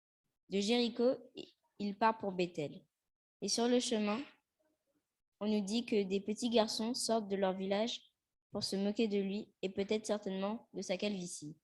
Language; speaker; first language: French; native; French